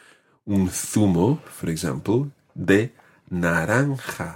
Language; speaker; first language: Spanish; non-native, fluent; English